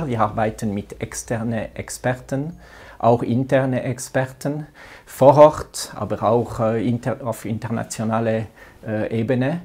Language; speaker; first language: German; non-native, local second language; French